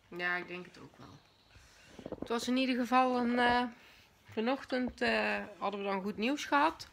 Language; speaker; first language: Dutch; native; Dutch